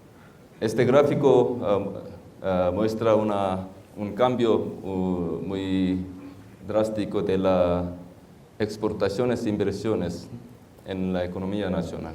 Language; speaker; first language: Spanish; non-native, fluent; Korean